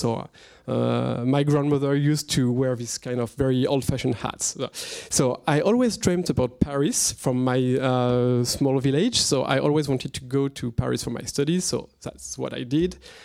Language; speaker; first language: English; non-native, fluent; French